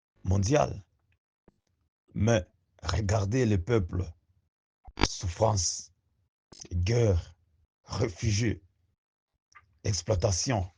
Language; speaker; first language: French; non-native, local second language; Swahili